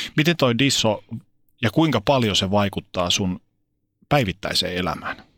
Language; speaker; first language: Finnish; native; Finnish